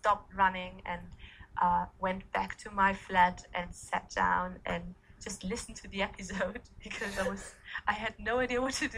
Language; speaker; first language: English; non-native, fluent; German